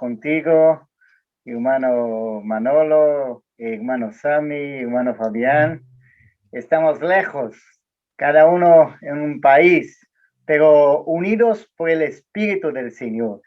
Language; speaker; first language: Spanish; non-native, learner; Portuguese